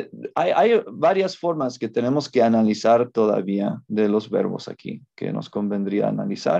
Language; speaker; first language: Spanish; non-native, fluent; English